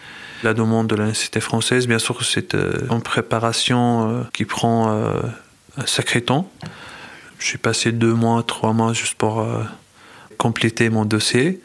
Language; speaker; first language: French; non-native, fluent; Arabic